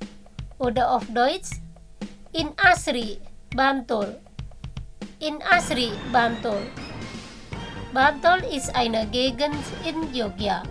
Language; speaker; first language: German; non-native, fluent; Indonesian